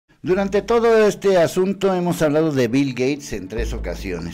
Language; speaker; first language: Spanish; native; Spanish